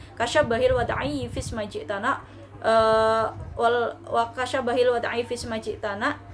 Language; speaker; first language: Arabic; non-native, learner; Javanese